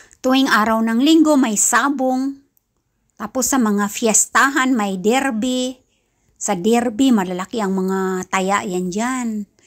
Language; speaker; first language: Filipino; non-native, local second language; Kinaray-a